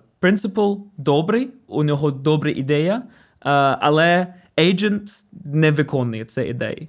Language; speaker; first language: Ukrainian; non-native, fluent; English